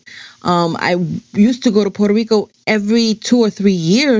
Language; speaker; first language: English; early bilingual, other home language; Spanish